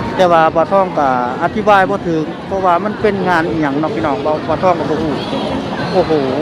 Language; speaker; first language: Thai; native; Thai